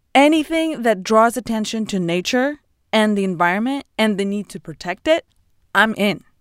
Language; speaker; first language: English; non-native, fluent; Russian